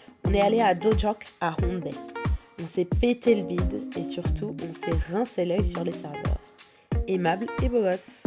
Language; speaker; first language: French; native; French